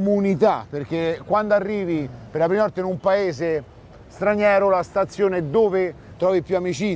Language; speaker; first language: Italian; native; Italian